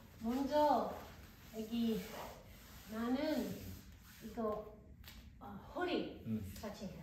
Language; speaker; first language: Korean; non-native, learner; English